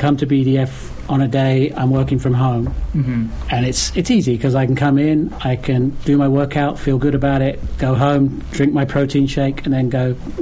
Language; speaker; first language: English; native; English